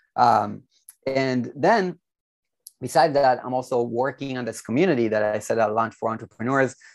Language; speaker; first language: English; non-native, fluent; Hebrew